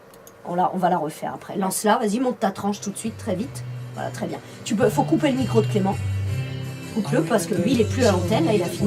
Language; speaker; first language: French; native; French